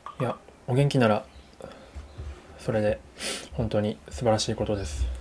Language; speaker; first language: Japanese; native; Japanese